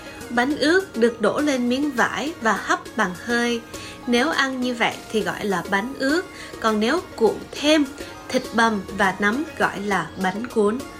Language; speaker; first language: Vietnamese; early bilingual, heritage; Vietnamese